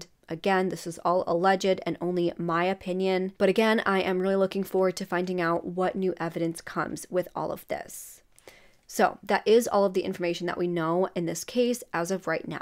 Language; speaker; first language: English; native; English